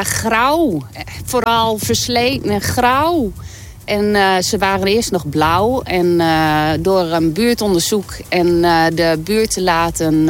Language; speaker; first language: Dutch; native; Dutch